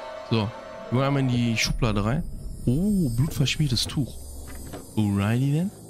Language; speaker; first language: German; native; German